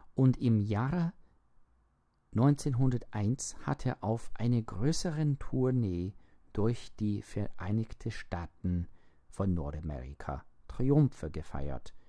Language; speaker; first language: German; non-native, fluent; English